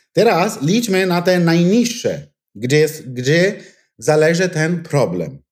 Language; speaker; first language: Polish; non-native, fluent; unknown